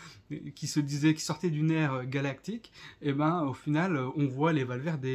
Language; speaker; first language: French; native; French